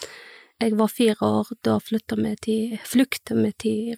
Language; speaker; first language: Norwegian; early bilingual, other home language; Persian